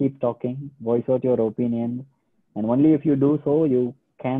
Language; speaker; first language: English; non-native, local second language; Tamil